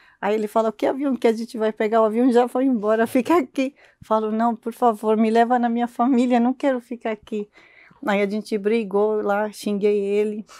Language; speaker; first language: Portuguese; non-native, learner; Arabic